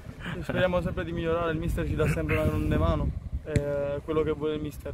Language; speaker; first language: Italian; native; Italian